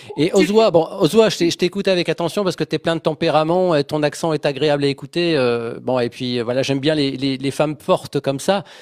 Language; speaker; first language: French; native; French